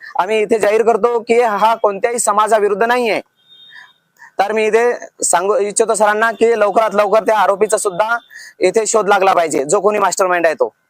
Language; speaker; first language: Marathi; non-native, local second language; Lambadi